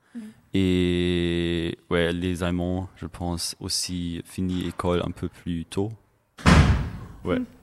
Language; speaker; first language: French; non-native, learner; German